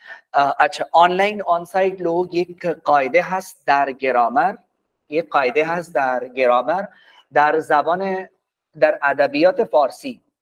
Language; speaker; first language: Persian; non-native, fluent; Urdu